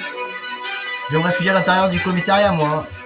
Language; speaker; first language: French; native; French